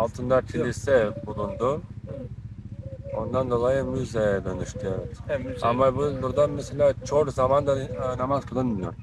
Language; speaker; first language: Turkish; non-native, learner; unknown